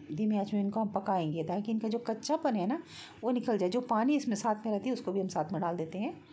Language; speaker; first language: Hindi; native; Hindi